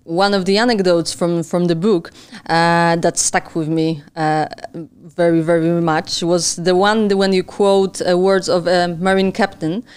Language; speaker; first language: English; non-native, fluent; Polish